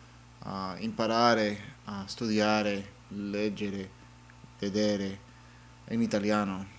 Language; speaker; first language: Italian; non-native, learner; English